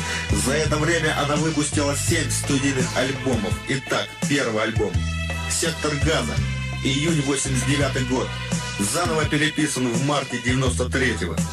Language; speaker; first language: Russian; native; Russian